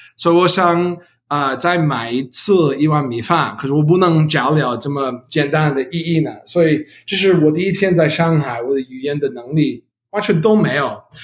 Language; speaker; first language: Chinese; non-native, learner; English